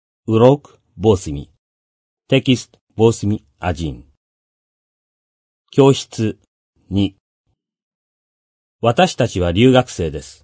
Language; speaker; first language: Japanese; non-native, learner; Russian